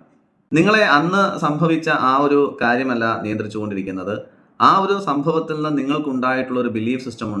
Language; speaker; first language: Malayalam; native; Malayalam